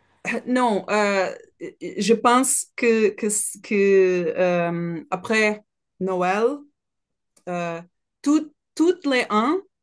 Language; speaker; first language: French; non-native, learner; Portuguese